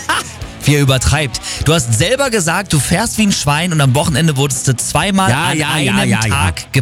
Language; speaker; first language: German; native; German